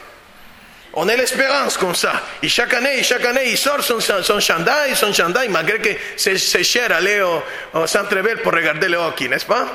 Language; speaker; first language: French; non-native, fluent; Spanish